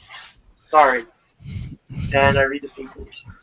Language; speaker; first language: English; native; English